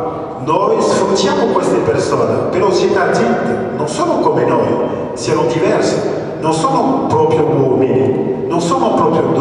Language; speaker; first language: Italian; early bilingual, other home language; French